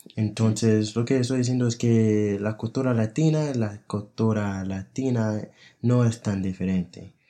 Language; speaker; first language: Spanish; non-native, fluent; English